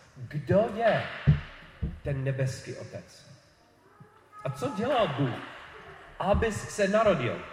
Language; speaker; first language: Czech; non-native, fluent; English